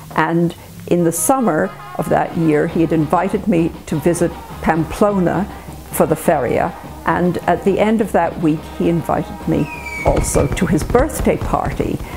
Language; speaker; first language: English; native; English